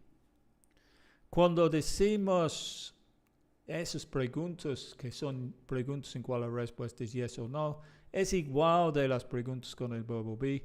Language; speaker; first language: Spanish; non-native, fluent; English